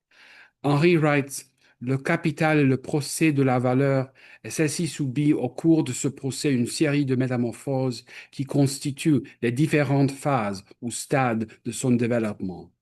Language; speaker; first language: French; non-native, fluent; English